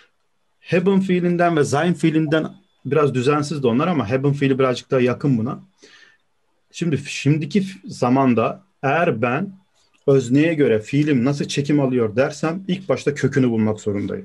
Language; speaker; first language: Turkish; native; Turkish